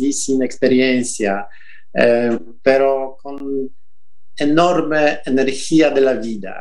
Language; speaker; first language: Spanish; non-native, fluent; Polish